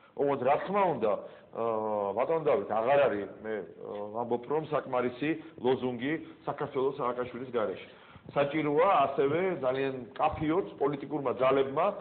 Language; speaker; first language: Georgian; native; Georgian